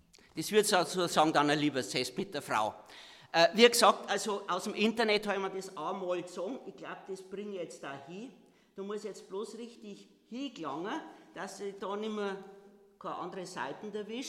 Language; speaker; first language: German; native; German